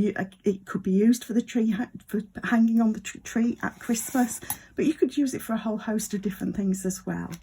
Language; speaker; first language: English; native; English